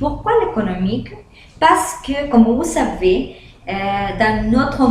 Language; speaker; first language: French; non-native, learner; Spanish